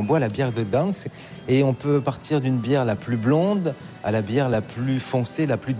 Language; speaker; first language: French; native; French